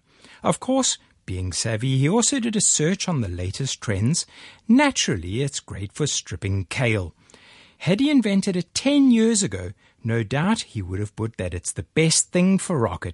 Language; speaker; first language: English; native; English